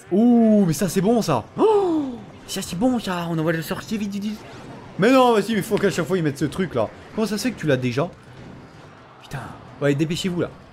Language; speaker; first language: French; native; French